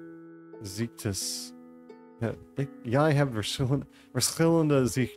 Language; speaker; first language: Dutch; non-native, learner; English